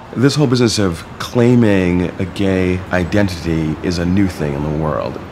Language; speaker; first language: English; native; English